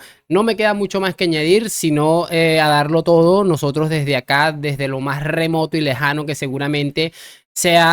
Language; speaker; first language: Spanish; native; Spanish